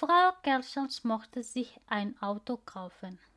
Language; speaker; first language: German; non-native, learner; Indonesian